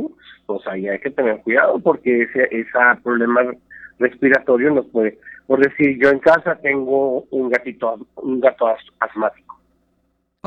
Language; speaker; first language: Spanish; native; Spanish